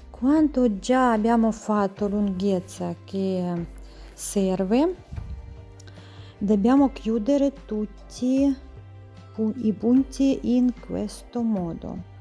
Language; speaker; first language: Italian; non-native, learner; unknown